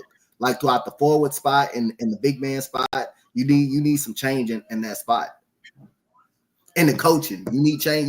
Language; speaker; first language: English; native; English